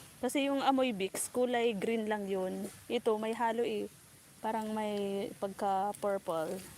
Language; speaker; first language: Filipino; non-native, local second language; Bikol